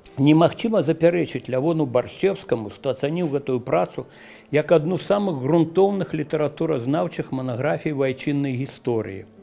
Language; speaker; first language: Belarusian; native; Belarusian